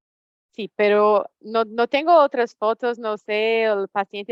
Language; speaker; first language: Spanish; non-native, fluent; Portuguese